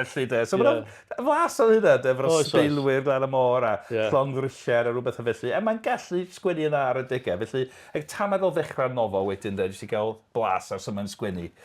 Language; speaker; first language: Welsh; native; Welsh